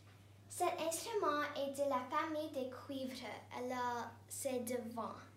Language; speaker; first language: French; non-native, learner; English